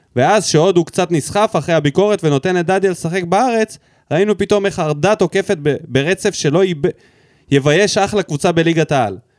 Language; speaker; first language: Hebrew; early bilingual, other home language; Russian